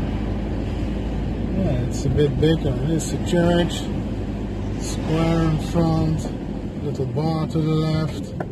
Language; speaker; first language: English; non-native, fluent; Dutch